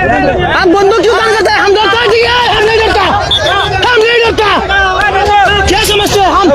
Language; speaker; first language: Hindi; non-native, learner; Bangla